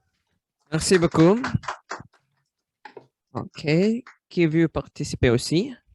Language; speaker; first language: French; non-native, learner; Russian